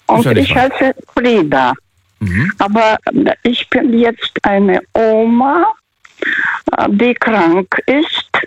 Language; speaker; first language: German; non-native, fluent; Russian